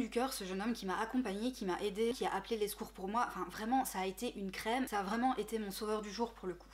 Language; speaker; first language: French; native; French